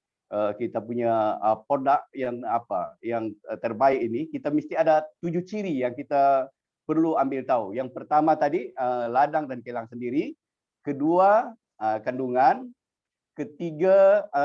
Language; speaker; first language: Malay; native; Malay